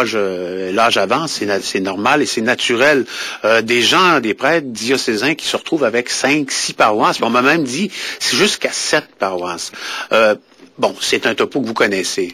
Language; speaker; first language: French; native; French